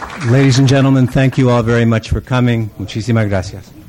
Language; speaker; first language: English; native; English